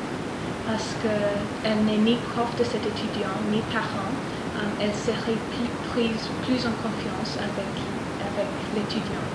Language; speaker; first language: French; non-native, learner; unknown